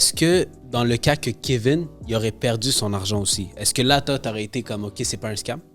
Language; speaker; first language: French; native; French